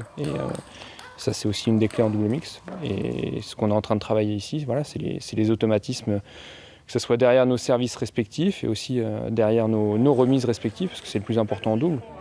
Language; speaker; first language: French; native; French